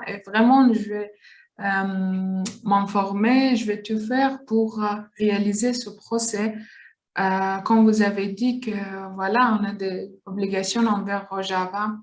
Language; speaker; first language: French; non-native, learner; Kurdish